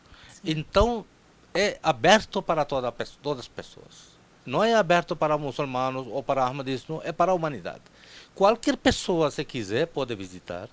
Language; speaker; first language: Portuguese; non-native, fluent; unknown